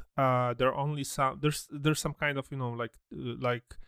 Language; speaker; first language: English; non-native, fluent; Polish